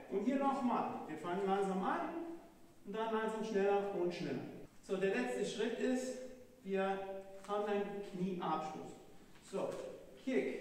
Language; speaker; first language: German; non-native, fluent; Hebrew